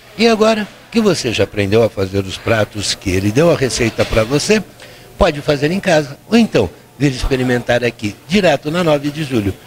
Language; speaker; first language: Portuguese; native; Portuguese